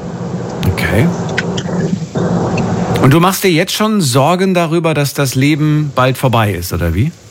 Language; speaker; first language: German; native; German